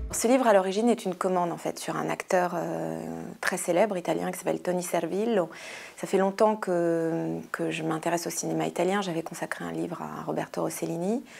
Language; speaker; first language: French; native; French